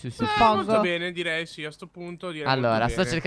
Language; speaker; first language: Italian; native; Italian